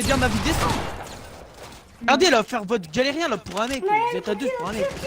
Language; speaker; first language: French; native; French